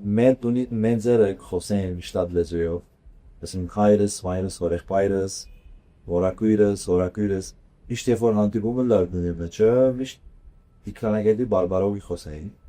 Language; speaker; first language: Armenian; early bilingual, heritage; Armenian